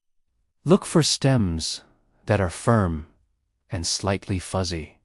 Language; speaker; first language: English; native; English